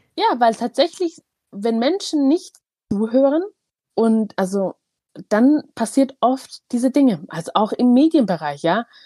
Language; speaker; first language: German; early bilingual, other home language; Tigrinya